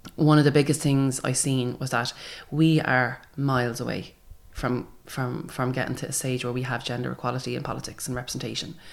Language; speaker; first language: English; native; English